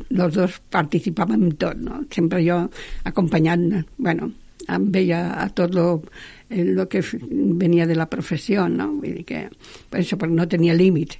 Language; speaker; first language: Catalan; non-native, local second language; Spanish